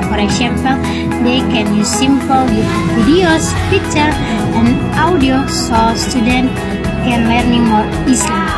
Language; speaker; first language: English; non-native, learner; Indonesian